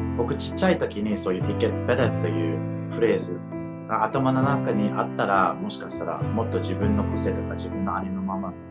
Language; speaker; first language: Japanese; non-native, fluent; English